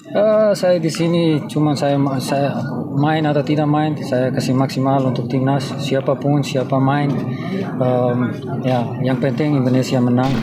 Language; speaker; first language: Indonesian; non-native, fluent; Dutch